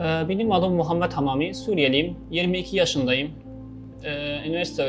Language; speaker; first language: Turkish; non-native, fluent; Arabic